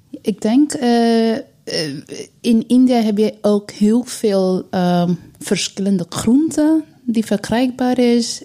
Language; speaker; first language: Dutch; non-native, learner; Bangla